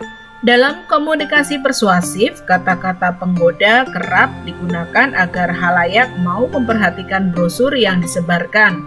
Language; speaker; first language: Indonesian; native; Indonesian